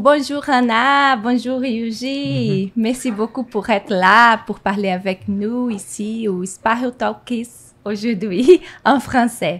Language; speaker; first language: French; non-native, fluent; Portuguese